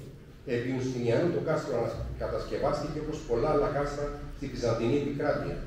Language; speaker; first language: Greek; native; Greek